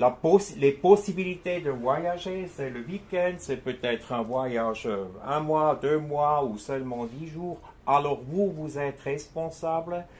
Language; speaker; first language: French; non-native, fluent; German